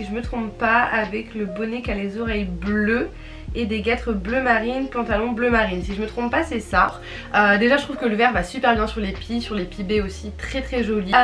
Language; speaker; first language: French; native; French